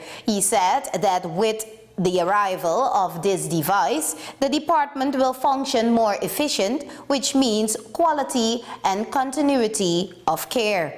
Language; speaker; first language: English; non-native, fluent; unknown